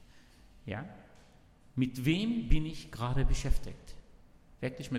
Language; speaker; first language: German; non-native, learner; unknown